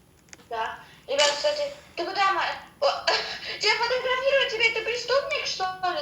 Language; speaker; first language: Russian; native; Russian